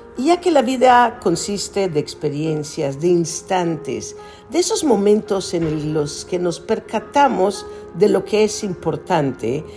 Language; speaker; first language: Spanish; native; Spanish